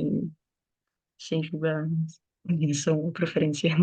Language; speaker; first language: Portuguese; non-native, fluent; Macedonian